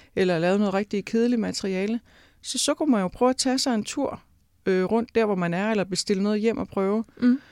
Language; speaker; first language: Danish; native; Danish